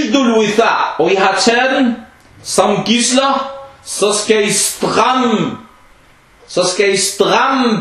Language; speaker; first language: Danish; non-native, fluent; Arabic